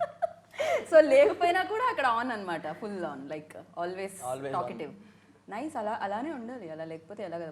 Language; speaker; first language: Telugu; native; Telugu